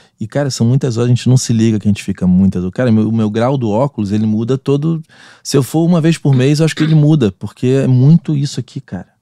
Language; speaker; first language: Portuguese; native; Portuguese